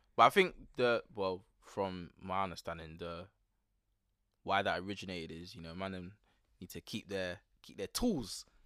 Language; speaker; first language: English; native; English